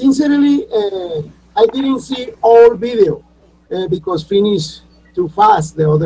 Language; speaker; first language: English; non-native, learner; Spanish